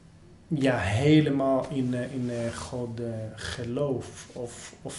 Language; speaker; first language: Dutch; non-native, fluent; Hebrew